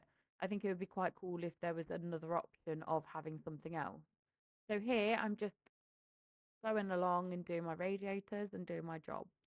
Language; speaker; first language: English; native; English